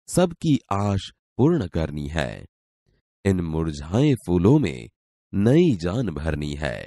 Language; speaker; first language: Hindi; non-native, local second language; Gujarati